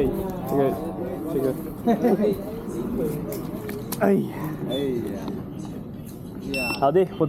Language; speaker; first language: Chinese; non-native, learner; English